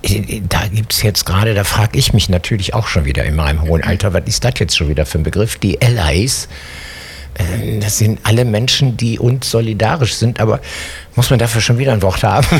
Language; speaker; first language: German; native; German